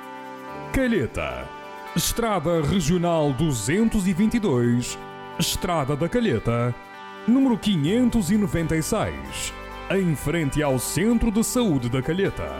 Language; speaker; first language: Portuguese; native; Portuguese